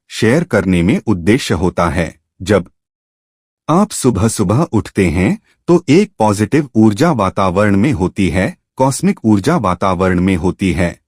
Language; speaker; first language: Hindi; native; Hindi